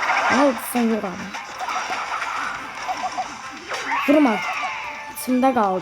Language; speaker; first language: Turkish; non-native, learner; Azerbaijani